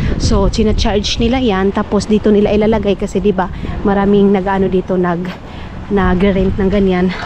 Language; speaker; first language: Filipino; non-native, local second language; Cebuano